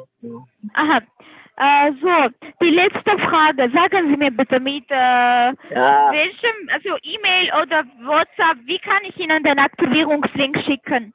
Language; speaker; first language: German; non-native, learner; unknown